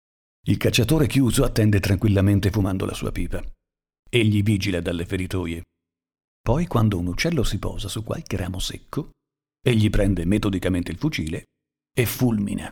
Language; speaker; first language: Italian; native; Italian